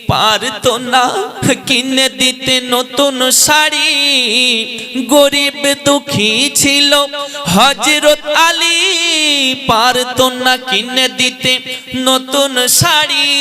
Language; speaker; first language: Bangla; native; Bangla